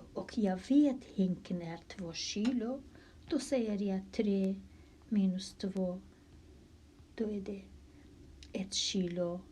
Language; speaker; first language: Swedish; non-native, fluent; Kurdish